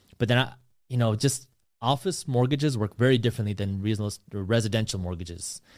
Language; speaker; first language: English; early bilingual, other home language; Punjabi